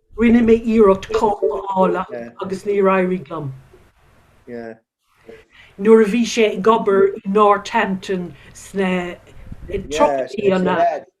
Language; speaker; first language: Irish; non-native, local second language; English